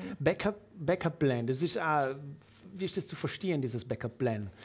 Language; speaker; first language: German; native; German